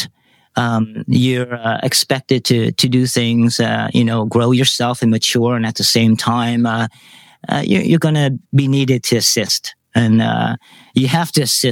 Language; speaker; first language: English; early bilingual, other home language; Vietnamese